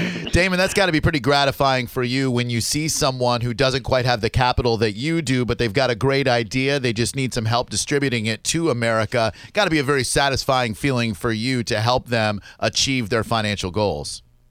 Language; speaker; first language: English; native; English